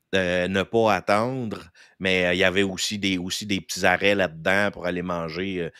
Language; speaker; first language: French; native; French